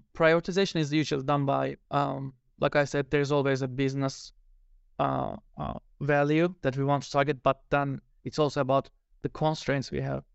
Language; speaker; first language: English; non-native, fluent; Turkish